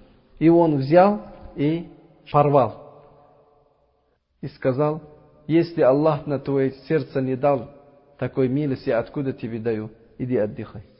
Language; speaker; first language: Russian; non-native, learner; Uzbek